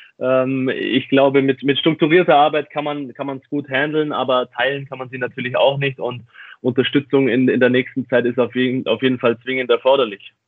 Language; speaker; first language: German; native; German